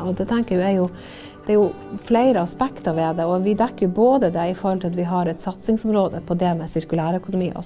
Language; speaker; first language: Norwegian; native; Norwegian